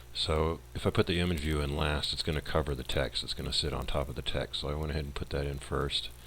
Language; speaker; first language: English; native; English